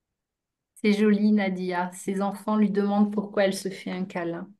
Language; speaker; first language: French; native; French